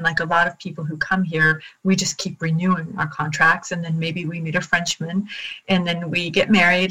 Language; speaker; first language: English; native; English